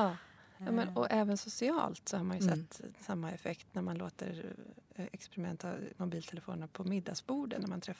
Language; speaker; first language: Swedish; native; Swedish